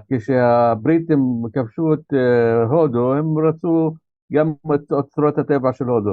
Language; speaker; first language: Hebrew; non-native, local second language; Arabic